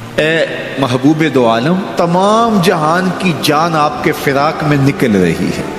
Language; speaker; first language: Urdu; non-native, local second language; Punjabi